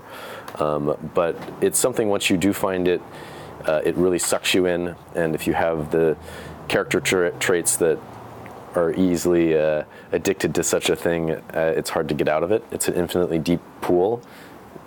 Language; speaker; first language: English; native; English